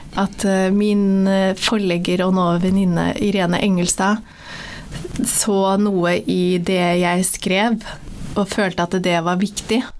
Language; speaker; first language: Norwegian; early bilingual, other home language; Somali